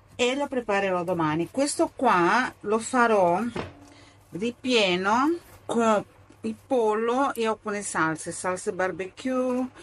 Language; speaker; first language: Italian; non-native, fluent; Portuguese